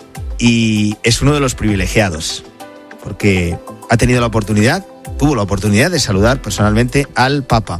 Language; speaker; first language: Spanish; native; Spanish